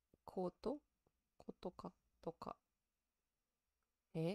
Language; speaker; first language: Japanese; non-native, learner; Russian